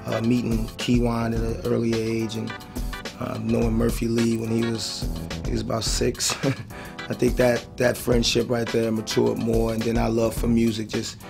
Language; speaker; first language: English; native; English